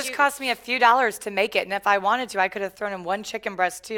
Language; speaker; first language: English; native; English